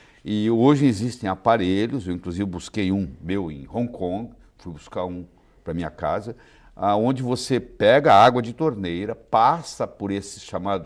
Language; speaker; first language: Portuguese; native; Portuguese